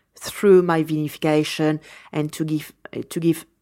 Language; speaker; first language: English; non-native, fluent; French